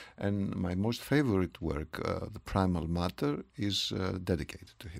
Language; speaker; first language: English; non-native, fluent; Greek